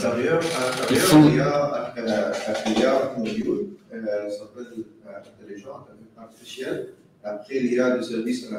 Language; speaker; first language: French; non-native, learner; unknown